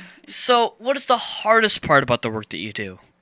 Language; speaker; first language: English; native; English